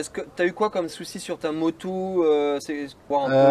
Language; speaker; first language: French; native; French